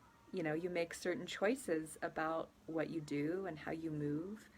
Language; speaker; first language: English; native; English